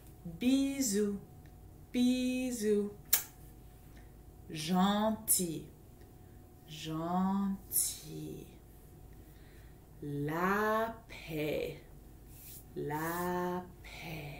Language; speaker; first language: French; non-native, fluent; English